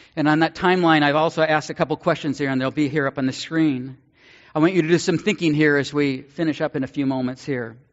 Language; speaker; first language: English; native; English